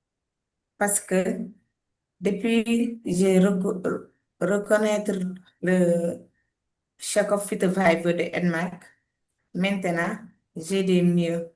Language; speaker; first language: French; non-native, learner; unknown